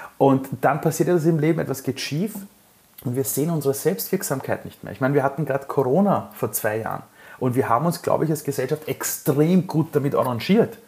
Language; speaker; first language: German; early bilingual, other home language; Persian